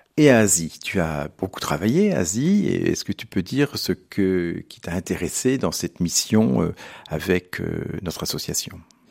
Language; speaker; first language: French; native; French